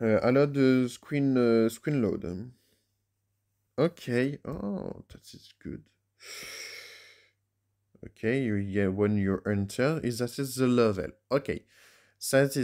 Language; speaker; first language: English; non-native, learner; French